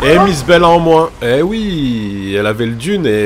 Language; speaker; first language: French; native; French